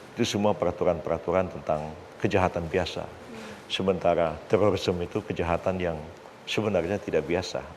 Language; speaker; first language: Indonesian; native; Indonesian